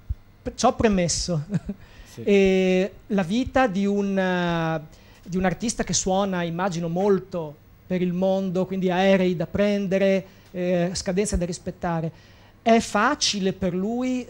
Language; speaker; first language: Italian; native; Italian